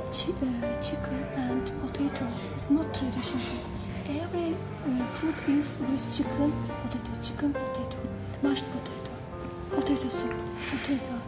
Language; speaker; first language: English; non-native, learner; Azerbaijani